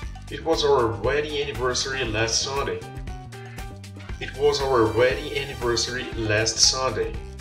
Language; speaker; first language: English; non-native, fluent; Portuguese